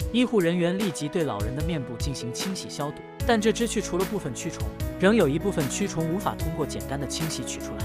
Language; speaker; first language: Chinese; native; Chinese